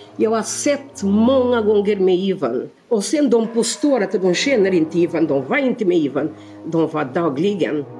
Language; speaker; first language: Swedish; non-native, learner; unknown